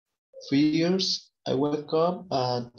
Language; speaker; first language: English; non-native, learner; Spanish